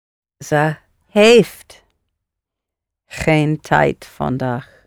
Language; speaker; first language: Dutch; non-native, learner; English